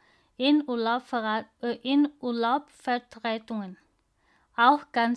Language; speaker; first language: German; non-native, learner; Indonesian